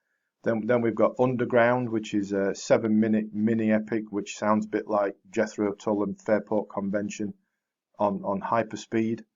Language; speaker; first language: English; native; English